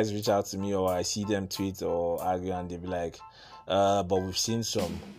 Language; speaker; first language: English; non-native, local second language; Igbo